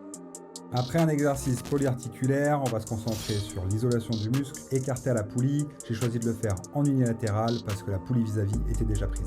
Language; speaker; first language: French; native; French